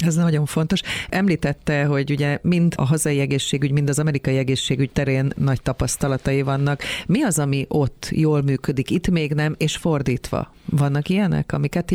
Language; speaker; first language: Hungarian; native; Hungarian